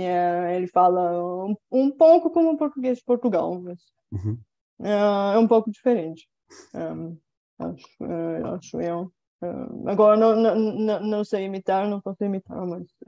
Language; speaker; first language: Portuguese; non-native, fluent; Bulgarian